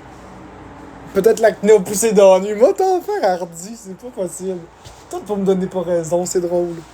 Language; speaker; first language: French; native; French